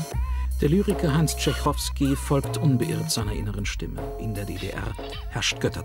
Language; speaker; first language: German; native; German